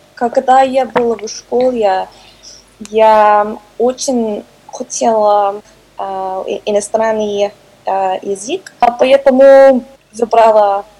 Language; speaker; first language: Russian; non-native, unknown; English